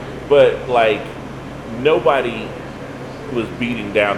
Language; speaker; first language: English; native; English